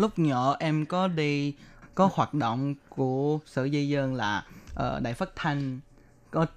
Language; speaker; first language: Vietnamese; early bilingual, heritage; Chinese